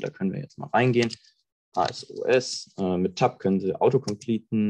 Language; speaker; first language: German; native; German